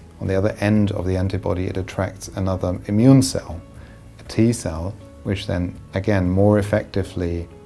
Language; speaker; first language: English; non-native, fluent; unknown